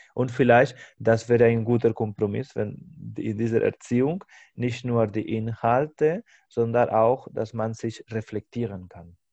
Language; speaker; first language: German; non-native, fluent; Spanish